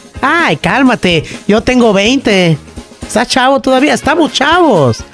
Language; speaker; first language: Spanish; native; Spanish